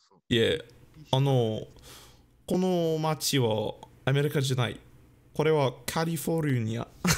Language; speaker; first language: Japanese; non-native, learner; English